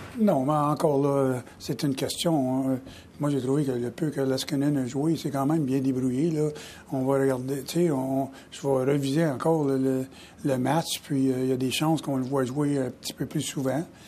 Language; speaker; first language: French; native; French